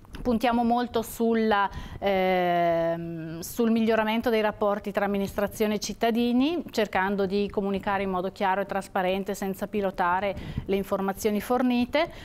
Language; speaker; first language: Italian; native; Italian